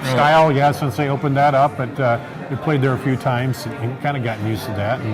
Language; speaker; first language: English; native; English